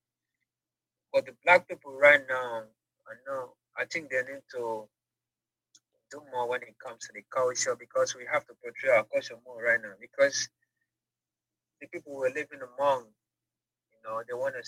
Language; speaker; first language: English; non-native, local second language; Igbo